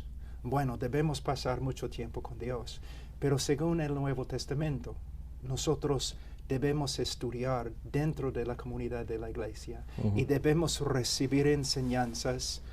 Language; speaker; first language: Spanish; non-native, fluent; English